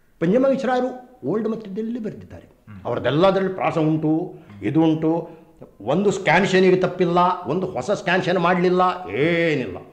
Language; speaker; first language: Kannada; non-native, local second language; Konkani